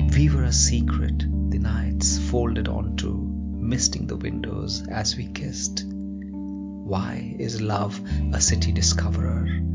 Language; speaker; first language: English; non-native, local second language; Hindi